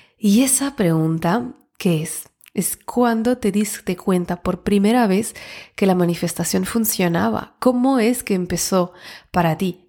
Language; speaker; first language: Spanish; non-native, fluent; French